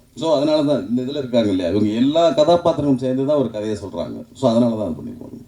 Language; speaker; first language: Tamil; native; Tamil